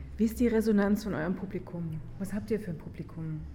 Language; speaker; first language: German; native; German